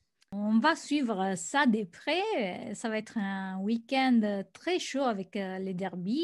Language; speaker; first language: French; non-native, fluent; Italian